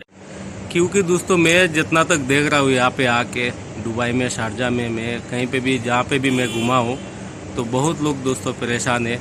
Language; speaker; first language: Hindi; non-native, local second language; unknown